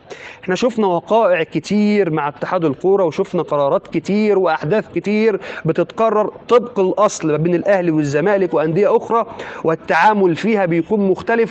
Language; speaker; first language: Arabic; native; Arabic